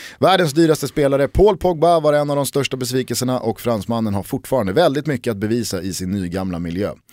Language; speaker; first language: Swedish; native; Swedish